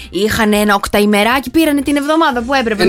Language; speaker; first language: Greek; native; Greek